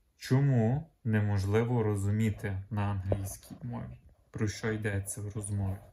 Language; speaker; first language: Ukrainian; native; Ukrainian